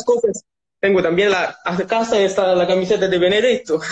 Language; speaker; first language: Spanish; non-native, learner; Italian